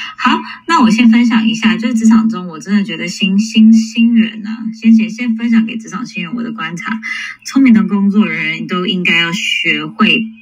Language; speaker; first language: Chinese; early bilingual, heritage; English